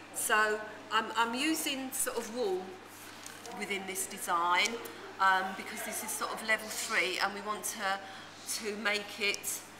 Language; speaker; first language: English; native; English